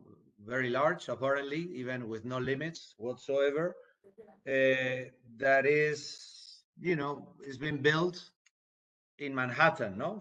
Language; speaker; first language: English; non-native, fluent; Spanish